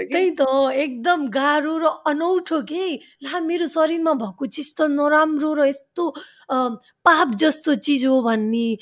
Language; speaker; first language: Nepali; early bilingual, heritage; Nepali